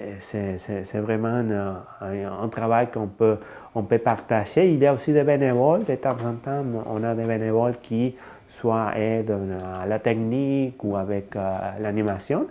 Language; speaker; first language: French; non-native, fluent; Spanish